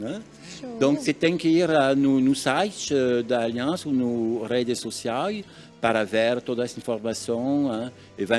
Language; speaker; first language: Portuguese; non-native, learner; French